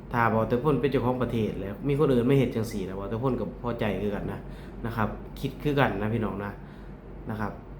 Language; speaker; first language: Thai; native; Thai